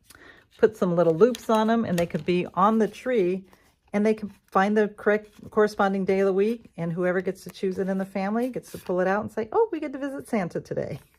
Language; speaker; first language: English; native; English